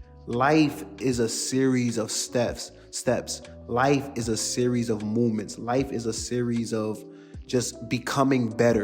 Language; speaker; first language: English; native; English